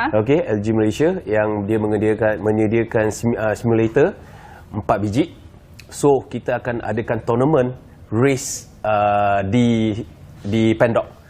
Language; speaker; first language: Malay; native; Malay